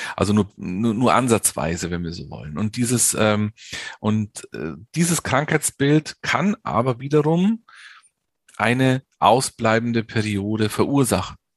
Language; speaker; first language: German; early bilingual, other home language; Italian